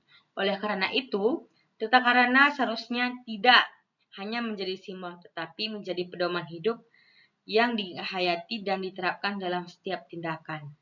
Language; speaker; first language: Indonesian; non-native, local second language; Balinese